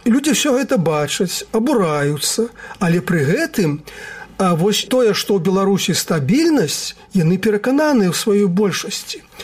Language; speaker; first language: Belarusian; native; Belarusian